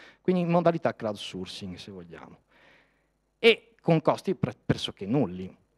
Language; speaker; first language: Italian; native; Italian